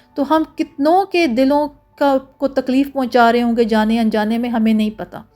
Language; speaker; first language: Urdu; native; Urdu